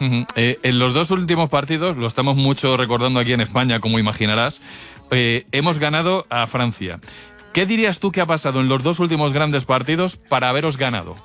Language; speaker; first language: Spanish; native; Spanish